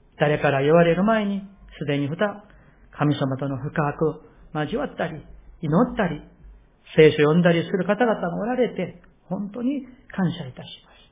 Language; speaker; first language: Japanese; non-native, fluent; Korean